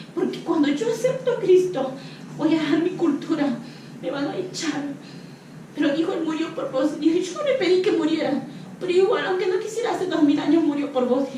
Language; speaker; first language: Spanish; non-native, local second language; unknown